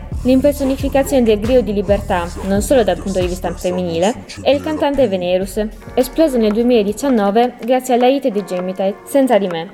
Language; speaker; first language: Italian; native; Italian